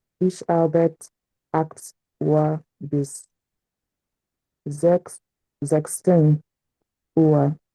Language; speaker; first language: German; non-native, learner; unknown